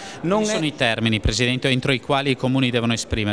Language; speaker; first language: Italian; native; Italian